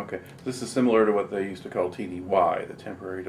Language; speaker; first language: English; native; English